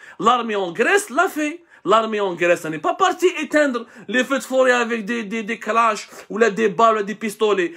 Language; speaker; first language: French; non-native, local second language; Arabic